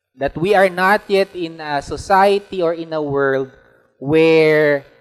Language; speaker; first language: English; non-native, local second language; Filipino